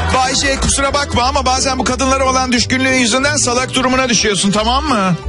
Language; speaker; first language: Turkish; native; Turkish